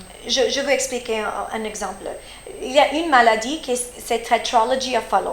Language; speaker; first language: French; early bilingual, heritage; French